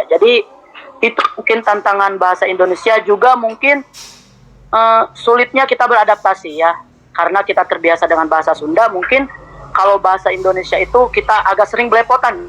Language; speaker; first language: Indonesian; non-native, local second language; Sundanese